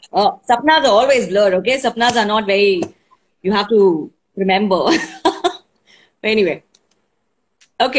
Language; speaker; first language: English; non-native, local second language; Hindi